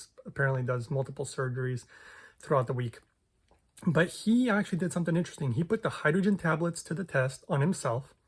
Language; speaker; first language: English; native; English